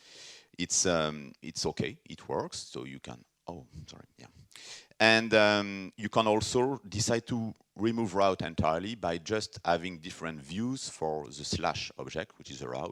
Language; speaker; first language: English; non-native, fluent; French